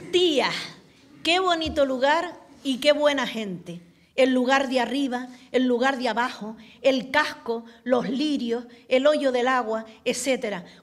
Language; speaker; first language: Spanish; native; Spanish